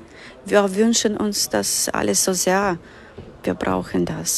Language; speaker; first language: German; non-native, fluent; Ukrainian